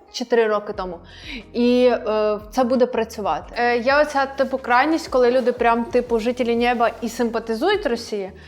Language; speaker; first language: Ukrainian; non-native, local second language; Russian